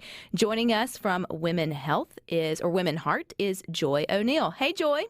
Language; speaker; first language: English; native; English